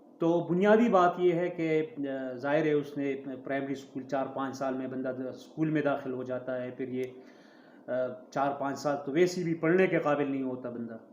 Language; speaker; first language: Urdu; non-native, local second language; Pashto